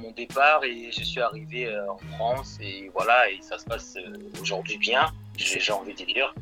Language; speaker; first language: French; non-native, local second language; Lingala